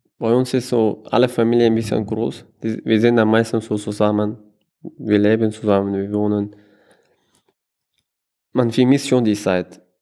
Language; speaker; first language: German; non-native, learner; Persian